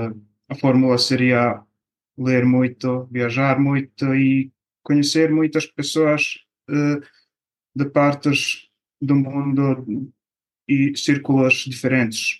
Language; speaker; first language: Portuguese; non-native, fluent; Bosnian